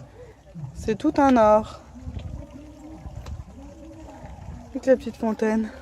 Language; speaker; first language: French; native; French